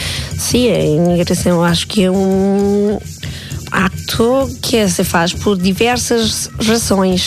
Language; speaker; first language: Portuguese; non-native, fluent; Spanish